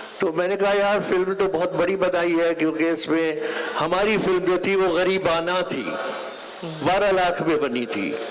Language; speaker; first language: Urdu; non-native, local second language; Sindhi